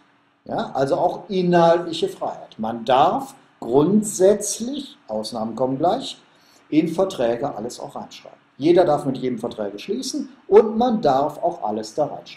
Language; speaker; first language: German; native; German